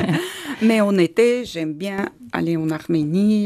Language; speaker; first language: French; non-native, learner; Armenian